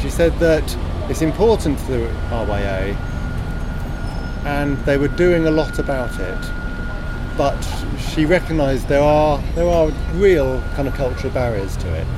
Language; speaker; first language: English; native; English